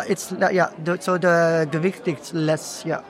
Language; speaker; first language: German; non-native, learner; Dutch